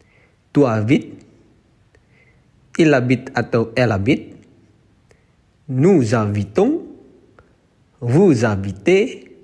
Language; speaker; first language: French; non-native, fluent; Indonesian